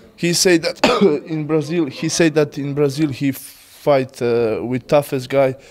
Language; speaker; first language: English; non-native, learner; Bosnian